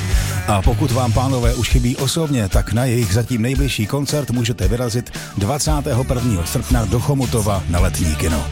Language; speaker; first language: Czech; native; Czech